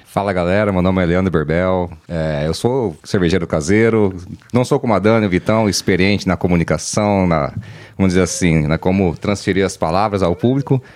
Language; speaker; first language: Portuguese; native; Portuguese